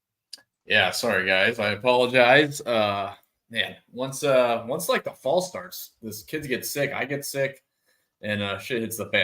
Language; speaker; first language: English; native; English